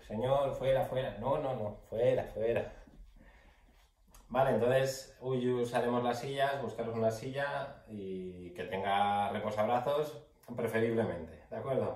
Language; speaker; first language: Spanish; native; Spanish